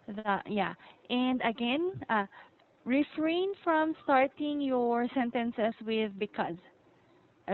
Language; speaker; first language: English; non-native, fluent; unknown